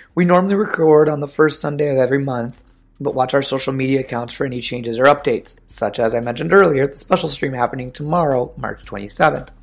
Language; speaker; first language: English; native; English